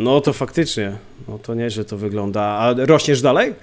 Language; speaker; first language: Polish; native; Polish